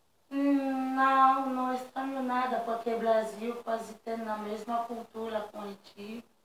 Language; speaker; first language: Portuguese; non-native, learner; Haitian Creole